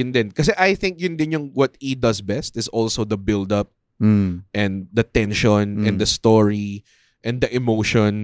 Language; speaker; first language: English; non-native, local second language; Filipino